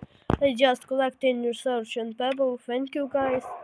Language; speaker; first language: English; non-native, learner; Ukrainian